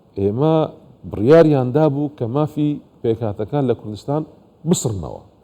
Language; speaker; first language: Central Kurdish; non-native, local second language; Assyrian Neo-Aramaic